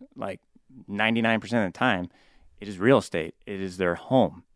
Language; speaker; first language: English; native; English